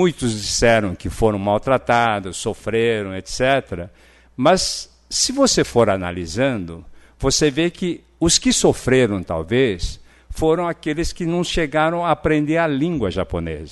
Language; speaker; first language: Portuguese; early bilingual, other home language; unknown